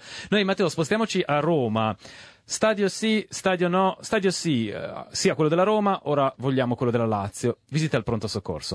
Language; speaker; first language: Italian; native; Italian